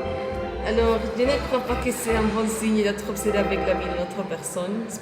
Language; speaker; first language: French; non-native, learner; Spanish